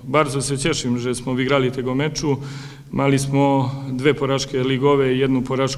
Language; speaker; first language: Polish; non-native, learner; Serbian